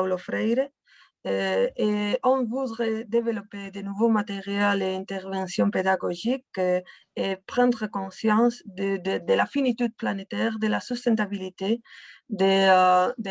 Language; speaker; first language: French; non-native, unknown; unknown